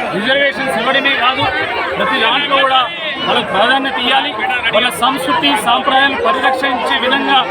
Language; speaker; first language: Telugu; native; Telugu